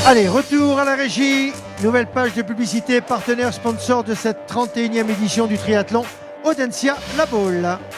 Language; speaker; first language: French; native; French